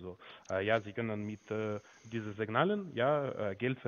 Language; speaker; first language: German; non-native, learner; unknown